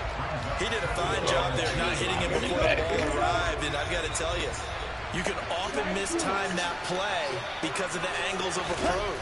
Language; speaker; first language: English; native; English